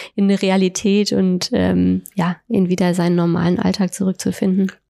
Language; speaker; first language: German; native; German